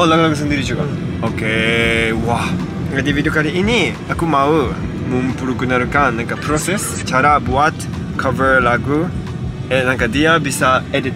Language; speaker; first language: Indonesian; non-native, learner; Japanese